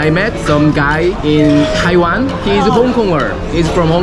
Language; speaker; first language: English; non-native, learner; Korean